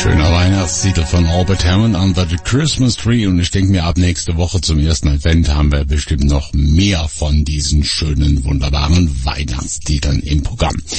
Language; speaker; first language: German; native; German